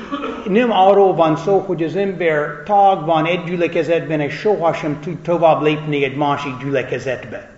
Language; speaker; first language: Hungarian; non-native, fluent; English